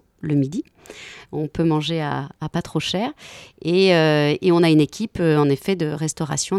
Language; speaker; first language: French; native; French